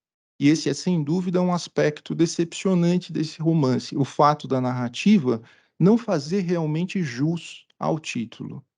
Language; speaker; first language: Portuguese; native; Portuguese